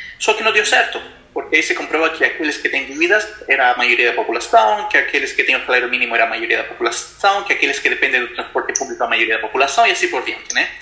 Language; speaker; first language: Portuguese; non-native, fluent; Spanish